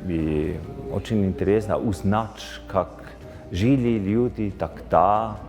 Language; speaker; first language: Russian; non-native, fluent; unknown